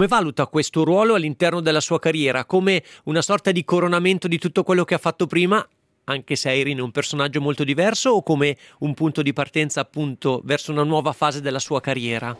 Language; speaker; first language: Italian; native; Italian